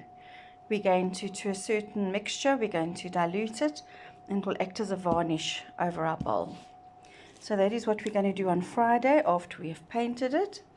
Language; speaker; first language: English; native; English